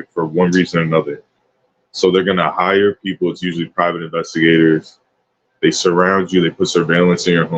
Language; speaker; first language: English; native; English